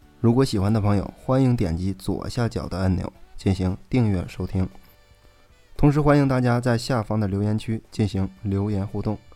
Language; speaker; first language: Chinese; native; Chinese